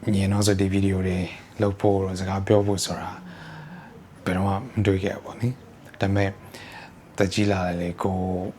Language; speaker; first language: Burmese; early bilingual, heritage; Burmese